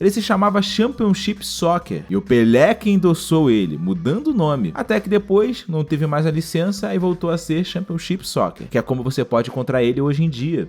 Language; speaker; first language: Portuguese; native; Portuguese